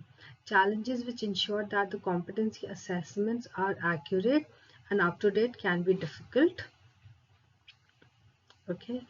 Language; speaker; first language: English; non-native, local second language; Hindi